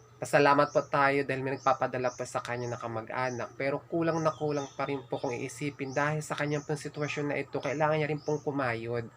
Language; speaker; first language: Filipino; non-native, local second language; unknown